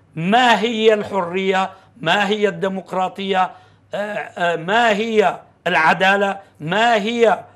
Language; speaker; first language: Arabic; non-native, fluent; Turkish